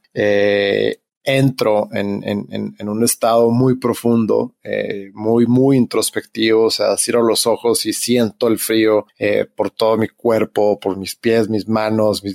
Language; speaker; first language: Spanish; native; Spanish